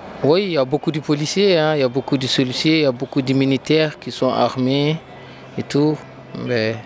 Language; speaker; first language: French; non-native, learner; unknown